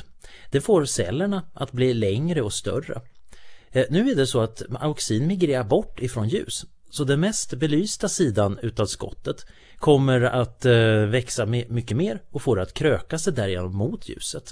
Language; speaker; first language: Swedish; native; Swedish